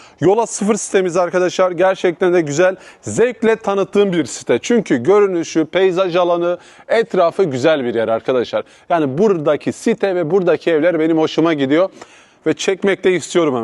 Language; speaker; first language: Turkish; native; Turkish